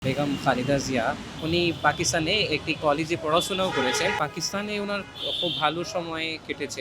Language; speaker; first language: Bangla; non-native, fluent; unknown